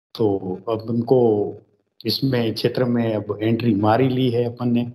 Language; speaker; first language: Hindi; native; Hindi